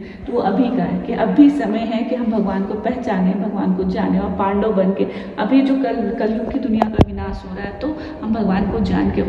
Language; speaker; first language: Hindi; native; Hindi